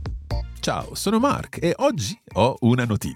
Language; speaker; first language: Italian; non-native, fluent; English